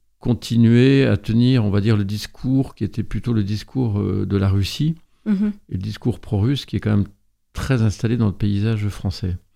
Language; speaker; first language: French; native; French